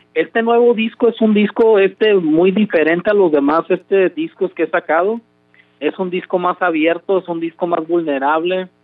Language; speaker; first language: Spanish; early bilingual, heritage; Spanish